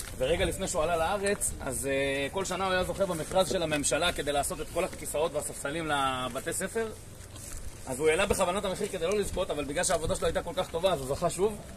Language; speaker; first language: Hebrew; native; Hebrew